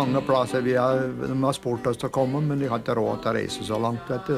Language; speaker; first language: Norwegian; early bilingual, heritage; English